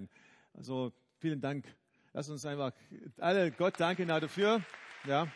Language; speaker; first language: German; non-native, fluent; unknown